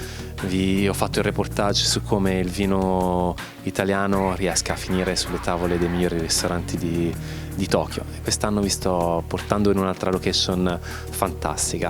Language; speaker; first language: Italian; native; Italian